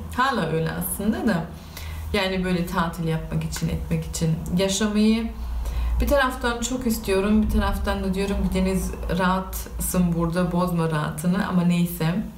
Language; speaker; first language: Turkish; early bilingual, heritage; Turkish